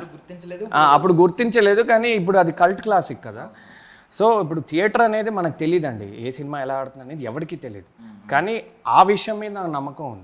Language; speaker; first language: Telugu; native; Telugu